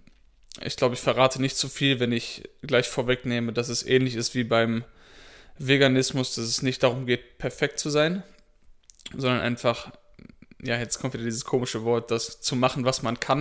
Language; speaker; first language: German; native; German